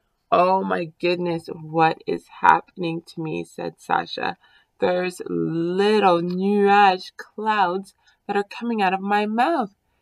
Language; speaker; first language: English; early bilingual, other home language; French